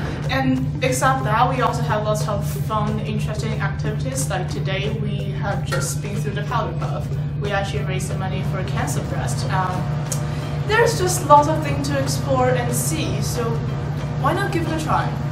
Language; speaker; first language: English; non-native, fluent; Chinese